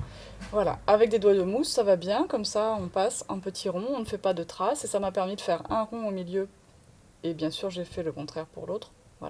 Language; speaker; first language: French; native; French